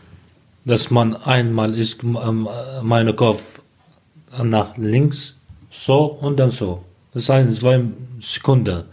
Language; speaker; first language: German; non-native, learner; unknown